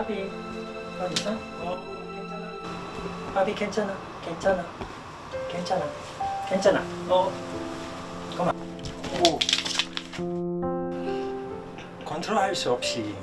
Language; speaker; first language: Korean; non-native, fluent; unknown